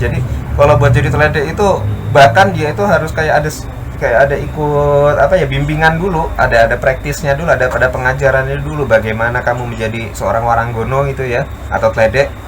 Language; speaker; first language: Indonesian; native; Indonesian